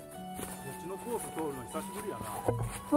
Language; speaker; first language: Japanese; native; Japanese